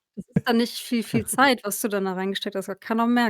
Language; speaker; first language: German; native; German